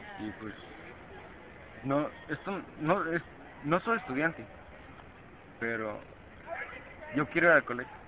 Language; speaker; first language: Spanish; early bilingual, heritage; Spanish